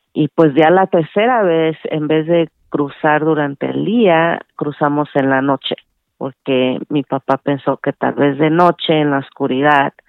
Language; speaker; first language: Spanish; native; Spanish